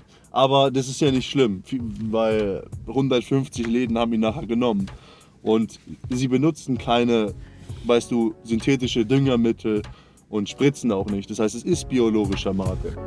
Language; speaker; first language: German; native; German